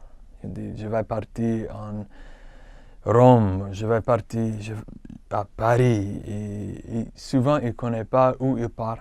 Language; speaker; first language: French; non-native, fluent; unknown